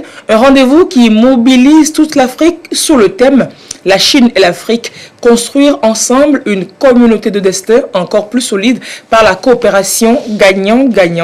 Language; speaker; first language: French; native; French